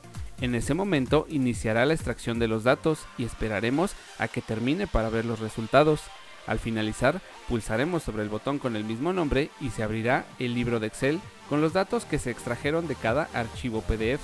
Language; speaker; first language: Spanish; native; Spanish